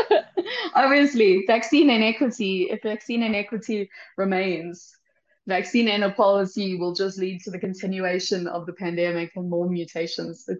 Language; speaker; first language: English; native; English